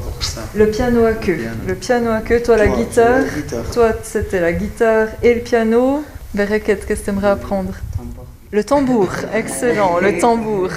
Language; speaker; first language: French; native; French